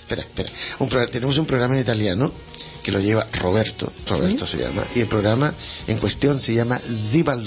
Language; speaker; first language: Spanish; native; Spanish